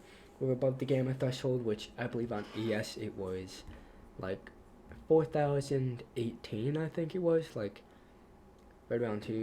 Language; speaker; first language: English; native; English